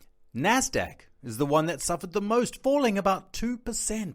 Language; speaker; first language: English; non-native, fluent; Italian